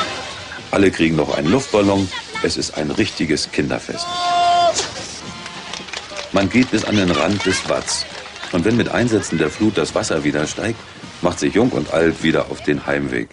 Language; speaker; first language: German; native; German